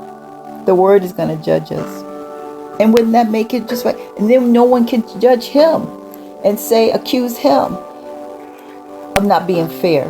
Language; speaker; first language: English; native; English